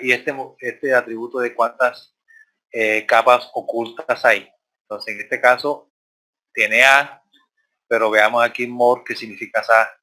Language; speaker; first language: Spanish; native; Spanish